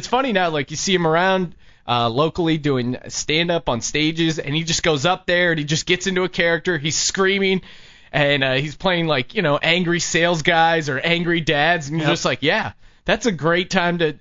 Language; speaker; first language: English; native; English